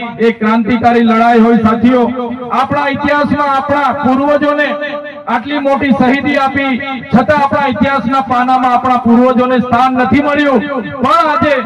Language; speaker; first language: Gujarati; non-native, local second language; Vasavi